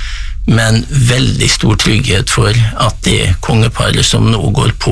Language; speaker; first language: Norwegian; native; Norwegian